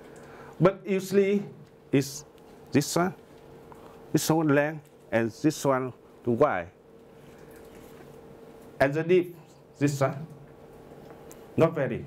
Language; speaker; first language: English; non-native, learner; Vietnamese